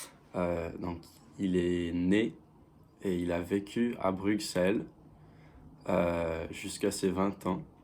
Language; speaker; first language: French; non-native, fluent; English